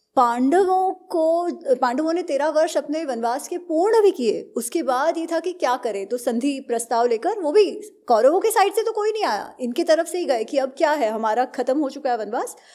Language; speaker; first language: Hindi; non-native, local second language; Gujarati